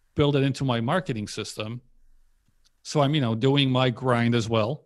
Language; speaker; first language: English; early bilingual, other home language; Polish